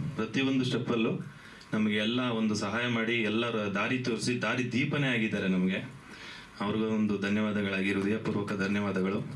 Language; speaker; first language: Kannada; native; Kannada